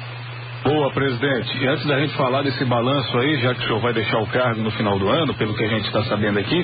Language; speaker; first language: Portuguese; native; Portuguese